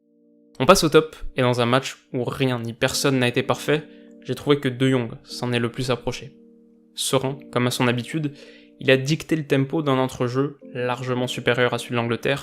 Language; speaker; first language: French; native; French